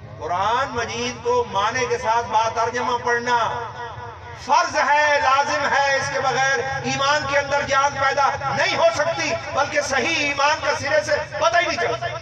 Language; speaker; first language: Urdu; non-native, local second language; Punjabi